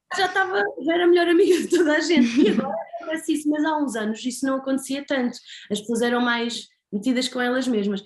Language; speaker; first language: Portuguese; native; Portuguese